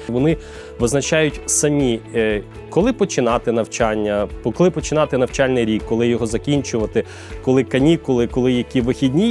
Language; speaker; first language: Ukrainian; native; Ukrainian